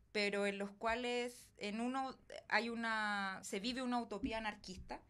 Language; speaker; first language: Spanish; native; Spanish